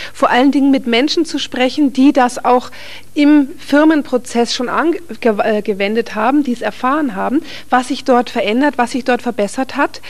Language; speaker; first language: German; native; German